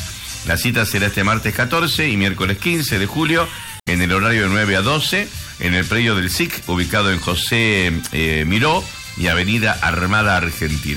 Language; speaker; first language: Spanish; native; Spanish